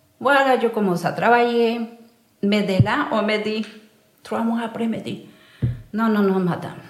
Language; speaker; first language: French; non-native, learner; Spanish